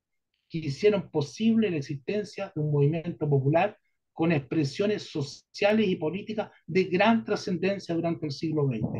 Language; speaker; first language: Spanish; native; Spanish